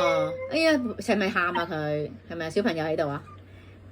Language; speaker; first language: Cantonese; native; Cantonese